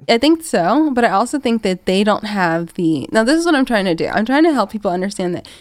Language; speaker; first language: English; native; English